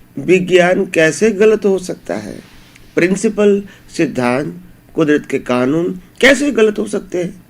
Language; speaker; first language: Hindi; native; Hindi